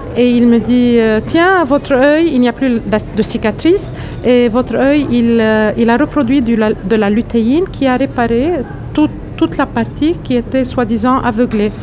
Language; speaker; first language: French; non-native, local second language; Arabic